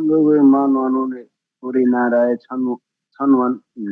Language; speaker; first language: Korean; non-native, learner; Nepali